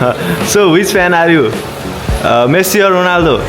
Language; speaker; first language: English; non-native, learner; Nepali